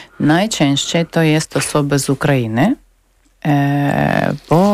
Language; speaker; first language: Polish; non-native, learner; Ukrainian